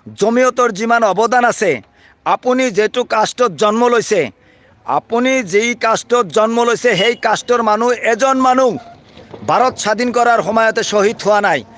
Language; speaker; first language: Assamese; non-native, local second language; Bangla